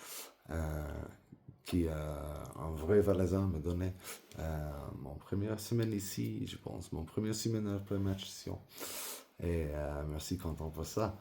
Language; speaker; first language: French; non-native, learner; English